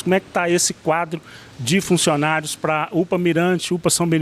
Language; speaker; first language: Portuguese; native; Portuguese